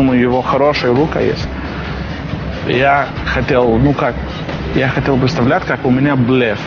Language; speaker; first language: Russian; non-native, learner; Lithuanian